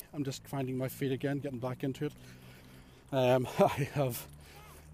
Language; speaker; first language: English; native; English